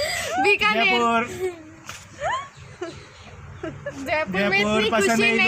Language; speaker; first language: Hindi; native; Hindi